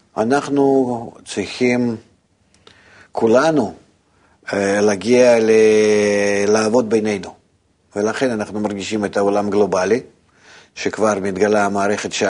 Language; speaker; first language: Hebrew; non-native, fluent; Russian